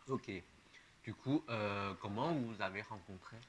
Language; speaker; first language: French; non-native, fluent; Chinese